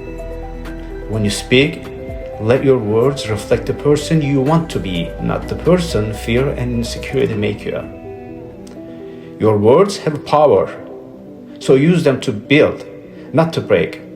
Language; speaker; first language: English; non-native, fluent; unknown